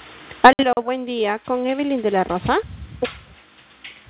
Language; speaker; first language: Spanish; native; Spanish